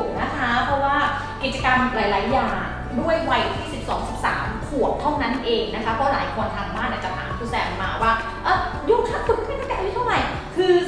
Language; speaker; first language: Thai; native; Thai